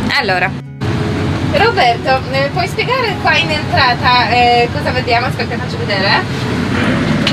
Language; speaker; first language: Italian; non-native, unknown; Polish